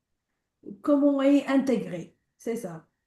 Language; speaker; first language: French; non-native, learner; Arabic